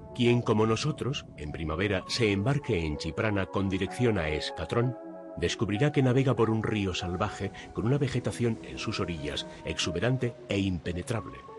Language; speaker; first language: Spanish; native; Spanish